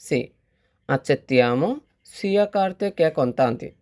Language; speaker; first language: Italian; non-native, fluent; Bangla